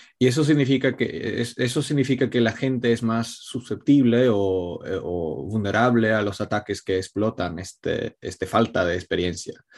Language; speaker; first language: Spanish; non-native, fluent; Italian